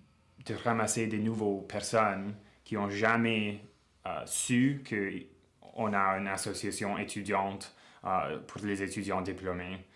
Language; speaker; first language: French; non-native, local second language; English